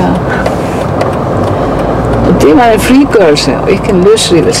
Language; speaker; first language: Danish; non-native, fluent; Icelandic